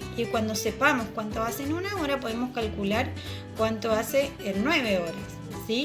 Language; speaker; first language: Spanish; native; Spanish